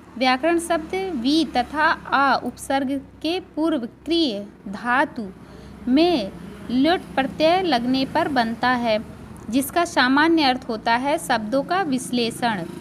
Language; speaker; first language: Hindi; native; Hindi